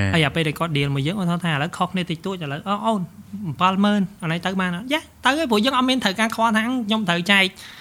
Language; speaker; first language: Khmer; native; Khmer